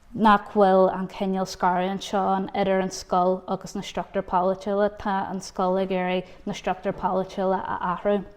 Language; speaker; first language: Irish; non-native, local second language; English